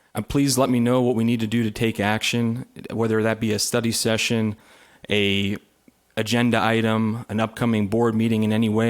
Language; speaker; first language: English; native; English